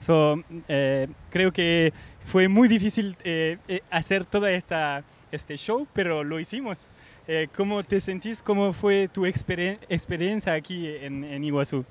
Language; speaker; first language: Spanish; non-native, fluent; French